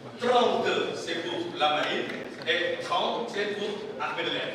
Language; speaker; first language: French; non-native, learner; Indonesian